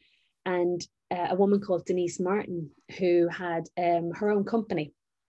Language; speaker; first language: English; native; English